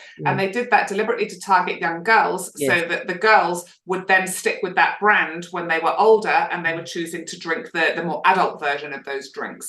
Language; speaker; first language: English; native; English